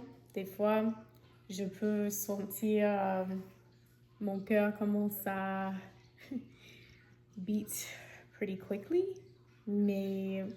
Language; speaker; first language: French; non-native, fluent; English